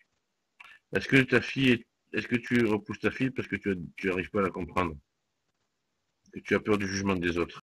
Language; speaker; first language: French; native; French